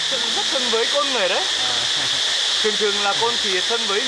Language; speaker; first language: Vietnamese; non-native, fluent; Korean